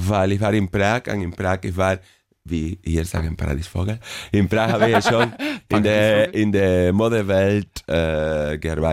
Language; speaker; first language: German; non-native, fluent; Spanish